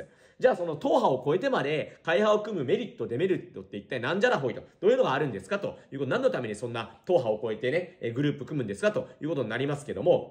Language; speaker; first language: Japanese; native; Japanese